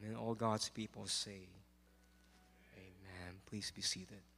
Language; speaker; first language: English; non-native, local second language; Min Nan Chinese